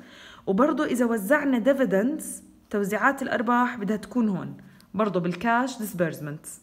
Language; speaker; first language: Arabic; native; Arabic